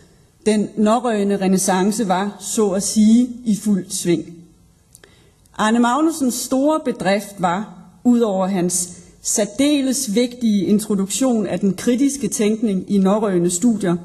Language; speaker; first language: Danish; native; Danish